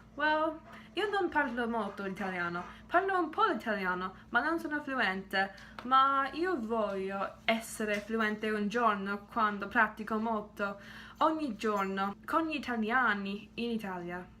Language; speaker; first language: Italian; non-native, learner; English